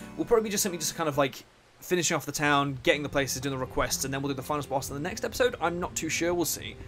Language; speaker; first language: English; native; English